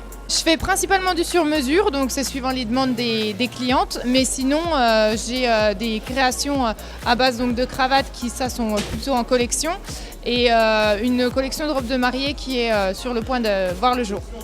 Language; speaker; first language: French; native; French